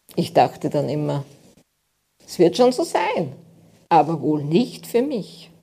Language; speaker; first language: German; native; German